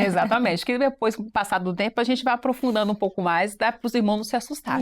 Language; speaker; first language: Portuguese; native; Portuguese